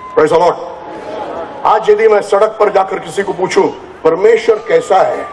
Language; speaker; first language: Hindi; non-native, local second language; Marathi